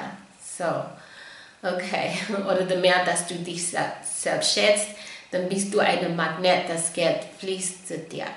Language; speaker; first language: German; non-native, fluent; English